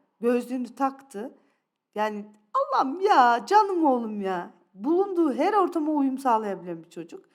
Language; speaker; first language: Turkish; early bilingual, other home language; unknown